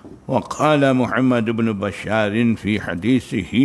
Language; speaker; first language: Arabic; non-native, fluent; Malay